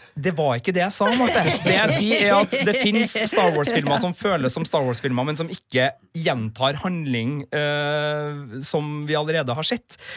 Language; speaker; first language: Norwegian; native; Norwegian